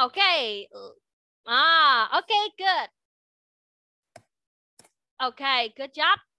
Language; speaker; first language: English; non-native, fluent; Vietnamese